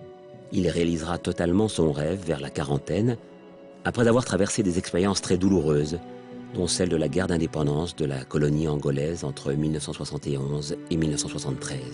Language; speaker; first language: French; native; French